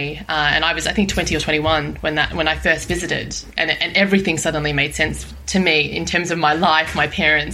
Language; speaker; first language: English; native; English